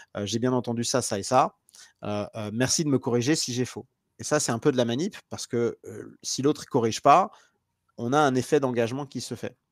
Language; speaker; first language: French; native; French